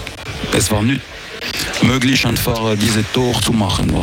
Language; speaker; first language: German; non-native, local second language; French